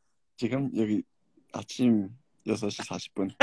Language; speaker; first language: Korean; non-native, fluent; English